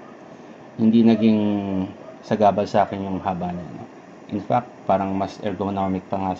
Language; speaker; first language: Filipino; native; Filipino